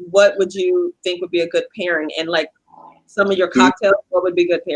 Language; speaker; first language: English; native; English